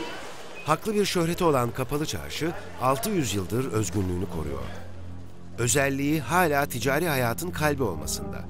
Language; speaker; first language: Turkish; native; Turkish